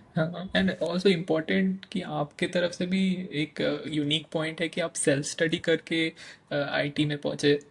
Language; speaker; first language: Hindi; non-native, local second language; Bangla